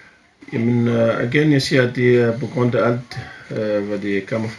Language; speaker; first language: Danish; non-native, fluent; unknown